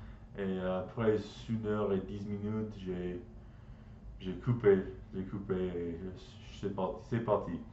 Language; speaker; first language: French; non-native, learner; English